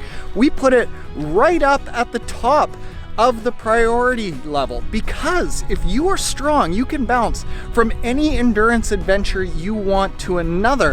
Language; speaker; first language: English; native; English